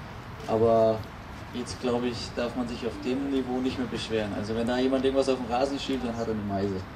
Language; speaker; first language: German; native; German